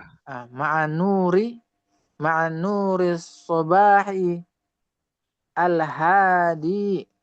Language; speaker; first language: Arabic; non-native, learner; Indonesian